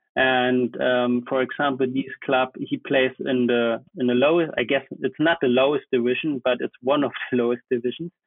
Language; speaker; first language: English; non-native, fluent; German